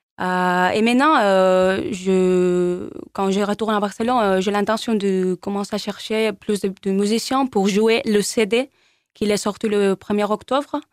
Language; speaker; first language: French; non-native, learner; Spanish